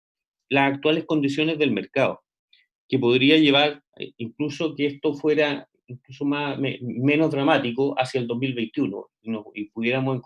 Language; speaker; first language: Spanish; native; Spanish